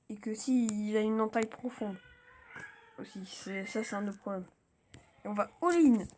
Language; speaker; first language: French; native; French